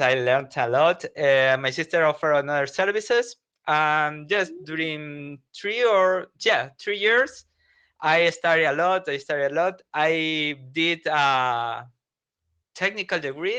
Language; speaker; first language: English; non-native, learner; Spanish